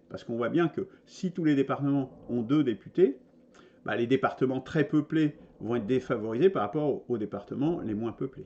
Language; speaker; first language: French; native; French